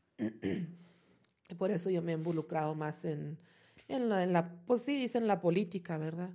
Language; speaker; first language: Spanish; early bilingual, heritage; Spanish